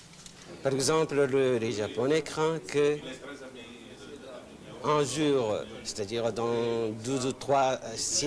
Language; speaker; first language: French; non-native, fluent; Japanese